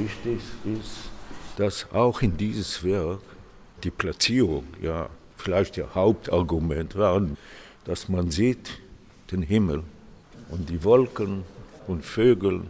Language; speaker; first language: German; non-native, fluent; Hebrew